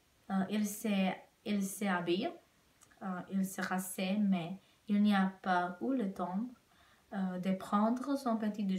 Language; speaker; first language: French; non-native, learner; Czech